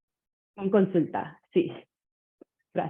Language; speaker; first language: Spanish; non-native, learner; English